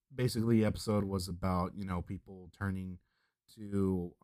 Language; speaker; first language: English; native; English